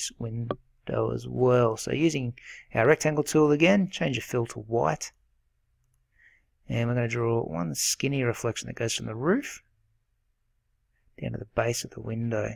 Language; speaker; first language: English; native; English